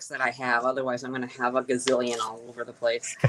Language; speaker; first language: English; native; English